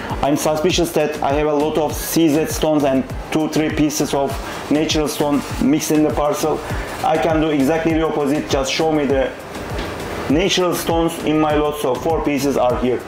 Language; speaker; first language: English; non-native, fluent; Turkish